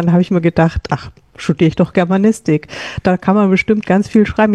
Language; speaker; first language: German; native; German